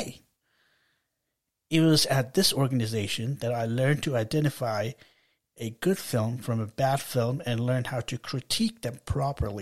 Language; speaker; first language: English; non-native, local second language; Telugu